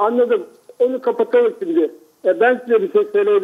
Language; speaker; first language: Turkish; native; Turkish